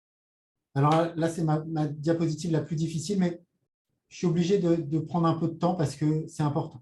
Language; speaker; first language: French; native; French